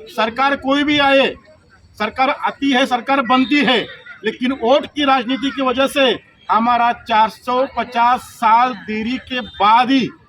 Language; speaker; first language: Hindi; non-native, local second language; Marathi